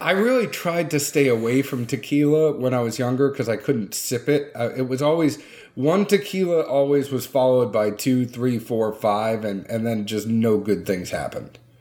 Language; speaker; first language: English; native; English